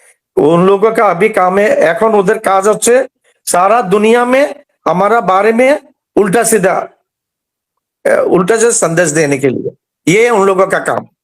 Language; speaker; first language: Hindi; non-native, learner; Bangla